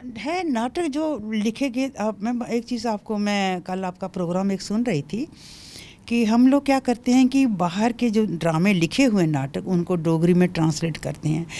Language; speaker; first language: Hindi; non-native, local second language; Dogri